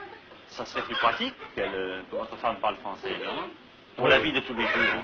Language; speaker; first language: French; native; French